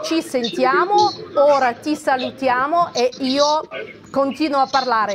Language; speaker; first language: Italian; non-native, fluent; Russian